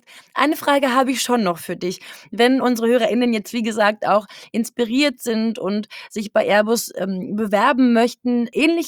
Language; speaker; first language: German; native; German